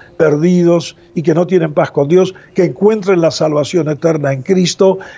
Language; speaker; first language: Spanish; native; Spanish